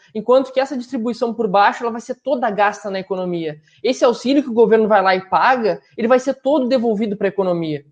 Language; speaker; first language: Portuguese; native; Portuguese